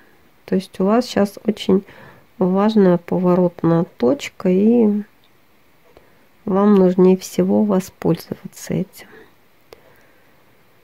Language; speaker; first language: Russian; native; Russian